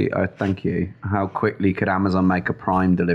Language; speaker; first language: English; native; English